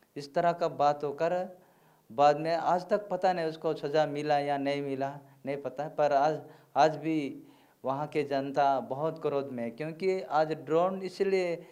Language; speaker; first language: Hindi; non-native, local second language; Gondi